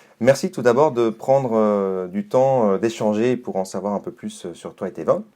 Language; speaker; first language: French; native; French